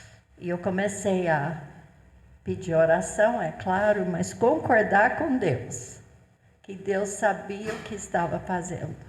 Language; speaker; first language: Portuguese; non-native, fluent; English